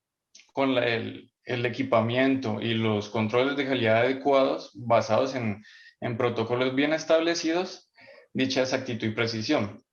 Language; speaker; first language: Spanish; native; Spanish